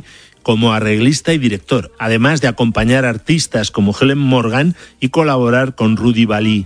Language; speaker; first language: Spanish; native; Spanish